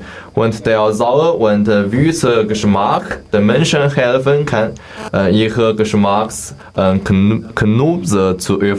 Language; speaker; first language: German; non-native, learner; Chinese